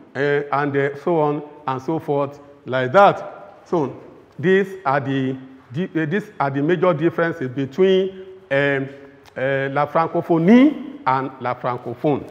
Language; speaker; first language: English; non-native, local second language; Yoruba